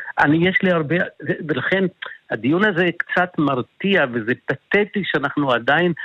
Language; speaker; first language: Hebrew; non-native, local second language; Arabic